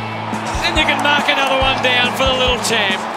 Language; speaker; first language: English; native; English